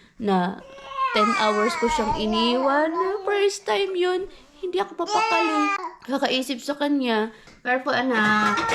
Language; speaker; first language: Filipino; non-native, local second language; Cebuano